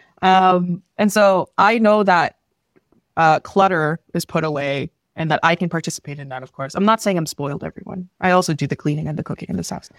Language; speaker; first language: English; early bilingual, other home language; Filipino